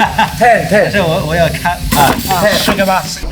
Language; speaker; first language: Chinese; non-native, fluent; French